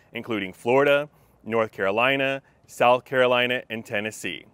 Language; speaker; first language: English; native; English